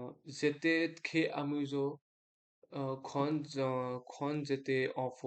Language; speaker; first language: French; non-native, learner; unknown